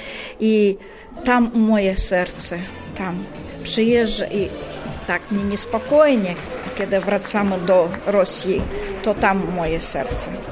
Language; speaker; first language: Polish; non-native, learner; Russian